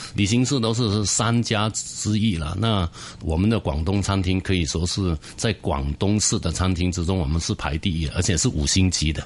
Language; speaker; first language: Chinese; non-native, fluent; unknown